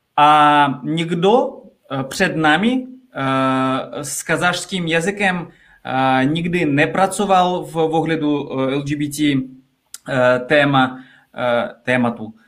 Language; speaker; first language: Czech; non-native, fluent; Russian